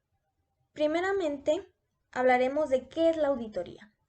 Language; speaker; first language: Spanish; native; Spanish